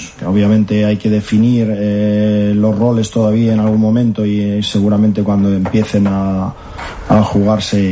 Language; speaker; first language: Spanish; native; Spanish